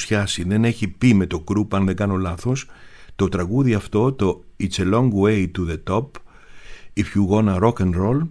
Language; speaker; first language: Greek; native; Greek